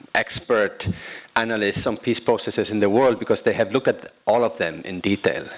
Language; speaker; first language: English; non-native, fluent; Catalan